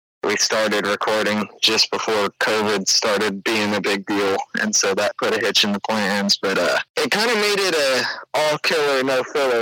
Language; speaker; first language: English; native; English